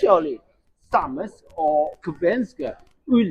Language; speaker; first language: Norwegian; non-native, learner; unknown